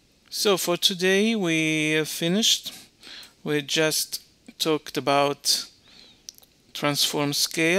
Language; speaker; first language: English; non-native, fluent; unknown